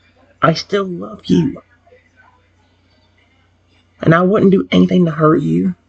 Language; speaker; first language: English; native; English